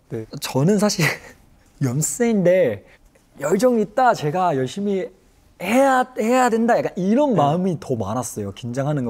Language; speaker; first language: Korean; non-native, fluent; Chinese